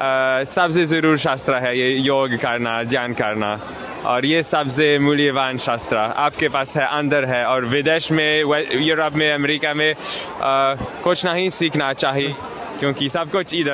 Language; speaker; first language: Hindi; non-native, learner; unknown